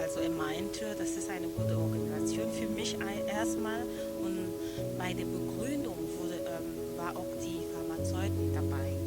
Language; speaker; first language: German; non-native, fluent; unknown